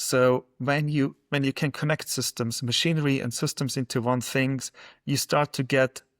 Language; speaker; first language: English; non-native, fluent; German